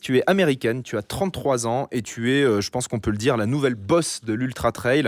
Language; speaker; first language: French; native; French